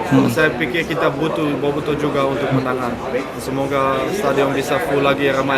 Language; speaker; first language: Indonesian; non-native, fluent; Dutch